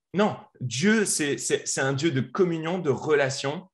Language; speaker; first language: French; native; French